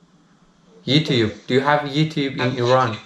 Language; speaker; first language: English; non-native, learner; Persian